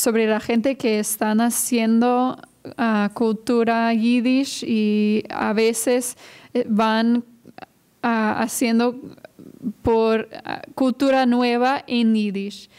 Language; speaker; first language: Spanish; non-native, fluent; English